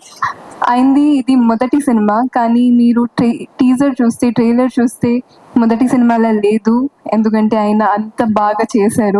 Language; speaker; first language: Telugu; non-native, fluent; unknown